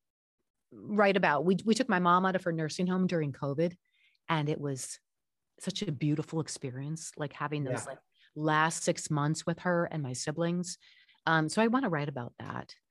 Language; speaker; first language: English; native; English